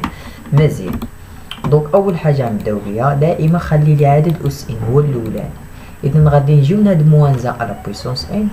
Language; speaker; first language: Arabic; native; Arabic